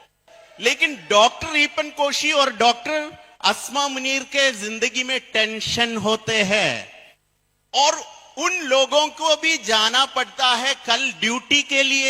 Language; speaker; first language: Hindi; non-native, local second language; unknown